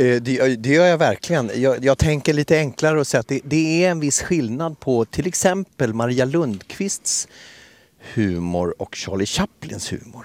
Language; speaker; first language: Swedish; native; Swedish